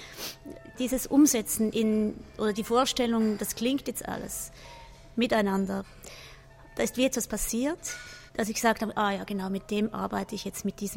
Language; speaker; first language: German; native; German